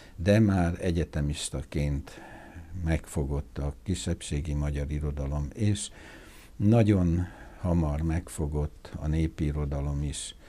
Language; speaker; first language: Hungarian; native; Hungarian